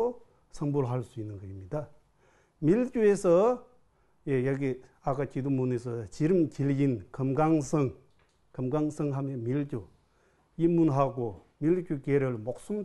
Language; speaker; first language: Korean; non-native, fluent; Tibetan